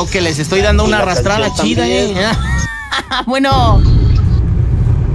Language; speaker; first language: Spanish; native; Spanish